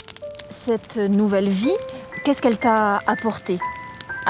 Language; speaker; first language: French; native; French